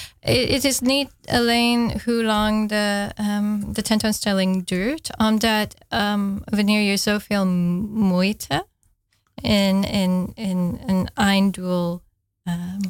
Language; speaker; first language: Dutch; non-native, fluent; English